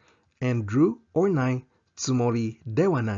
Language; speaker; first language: Japanese; non-native, fluent; English